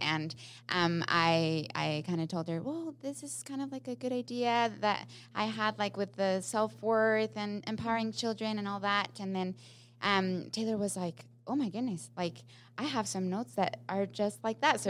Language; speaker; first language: English; non-native, fluent; Spanish